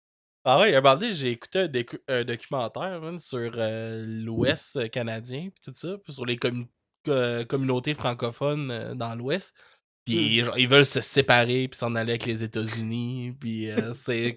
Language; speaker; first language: French; native; French